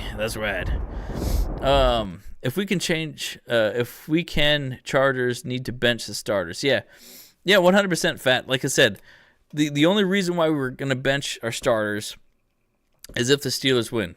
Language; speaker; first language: English; native; English